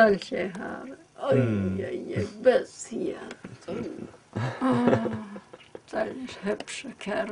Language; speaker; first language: German; early bilingual, heritage; German